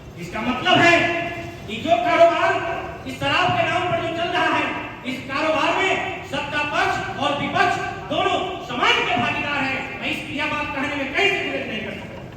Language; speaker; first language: Hindi; native; Hindi